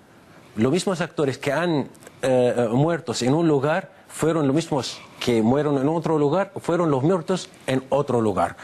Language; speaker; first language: Spanish; non-native, fluent; Arabic